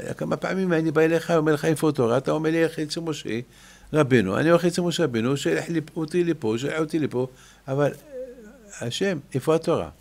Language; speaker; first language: Hebrew; non-native, fluent; French